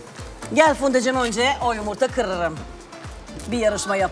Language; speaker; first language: Turkish; non-native, fluent; Serbian